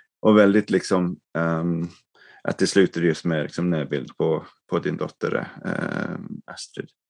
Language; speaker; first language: Swedish; non-native, fluent; English